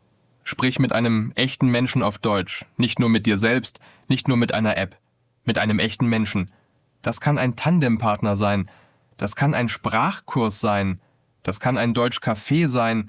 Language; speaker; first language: German; non-native, fluent; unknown